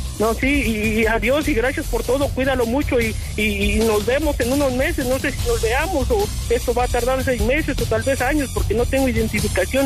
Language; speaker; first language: Spanish; native; Spanish